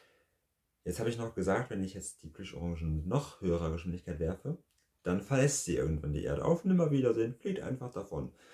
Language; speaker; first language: German; native; German